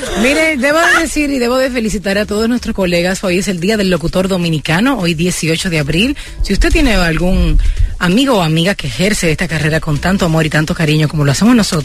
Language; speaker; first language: Spanish; native; Spanish